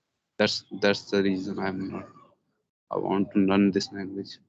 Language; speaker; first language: English; non-native, learner; Hindi